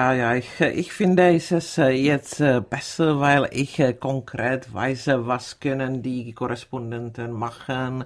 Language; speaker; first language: German; non-native, fluent; Czech